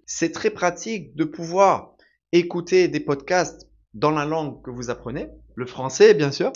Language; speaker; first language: French; native; French